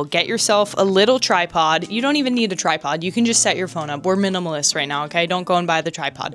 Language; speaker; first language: English; native; English